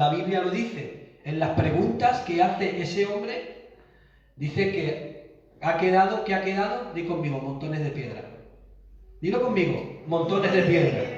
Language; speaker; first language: Spanish; native; Spanish